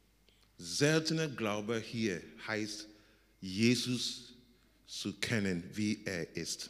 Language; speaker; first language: German; non-native, learner; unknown